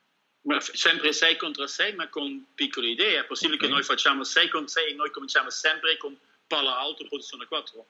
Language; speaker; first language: Italian; non-native, learner; Dutch